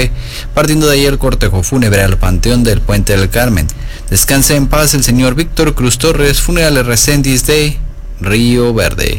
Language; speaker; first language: Spanish; native; Spanish